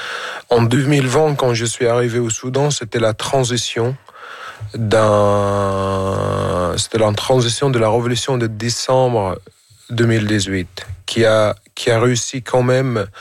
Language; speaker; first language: French; non-native, fluent; Arabic